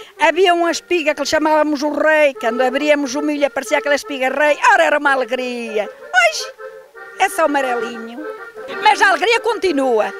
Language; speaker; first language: Portuguese; native; Portuguese